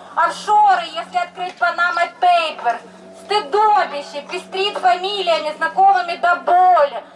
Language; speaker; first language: Russian; native; Russian